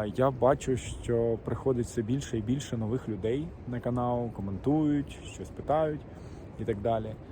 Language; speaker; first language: Ukrainian; non-native, local second language; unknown